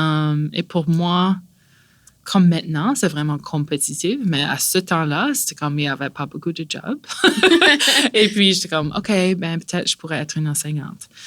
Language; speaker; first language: French; non-native, local second language; English